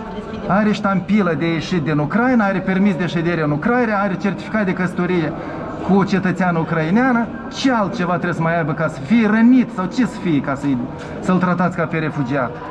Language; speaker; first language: Romanian; native; Romanian